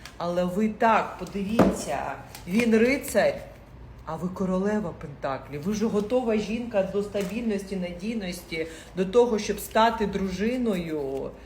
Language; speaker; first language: Ukrainian; non-native, local second language; Russian